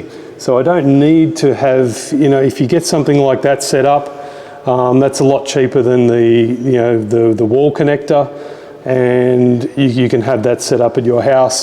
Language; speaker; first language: English; native; English